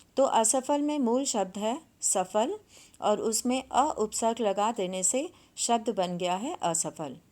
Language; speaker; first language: Hindi; native; Hindi